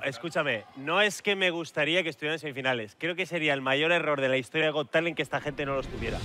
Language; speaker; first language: Spanish; native; Spanish